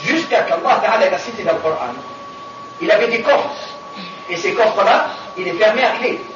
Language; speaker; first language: French; non-native, local second language; Arabic